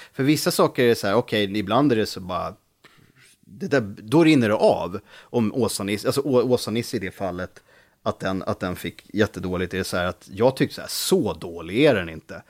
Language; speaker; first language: Swedish; native; Swedish